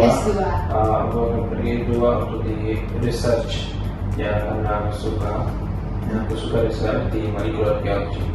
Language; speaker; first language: Indonesian; non-native, learner; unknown